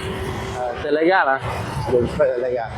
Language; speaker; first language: French; non-native, fluent; Vietnamese